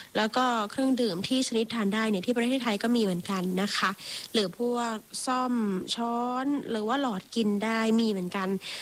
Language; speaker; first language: Thai; native; Thai